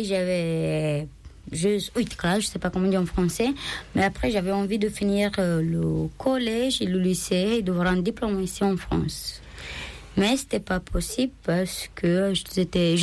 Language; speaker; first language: French; non-native, learner; Romanian